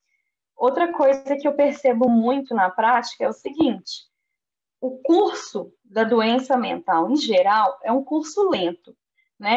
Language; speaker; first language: Portuguese; native; Portuguese